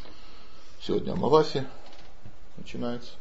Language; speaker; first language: Russian; native; Russian